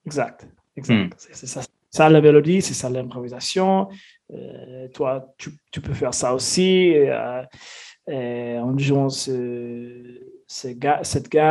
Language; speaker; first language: French; non-native, fluent; English